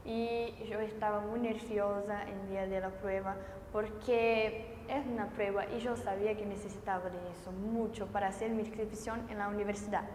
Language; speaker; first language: Spanish; non-native, fluent; Portuguese